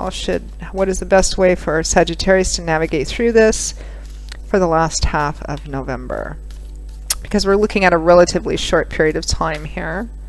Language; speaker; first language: English; native; English